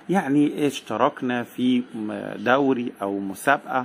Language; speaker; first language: Arabic; native; Arabic